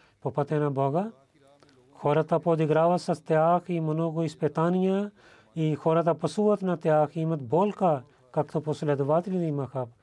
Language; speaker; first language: Bulgarian; non-native, learner; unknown